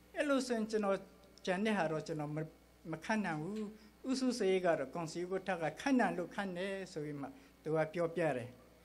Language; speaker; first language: Burmese; non-native, local second language; Hakha Chin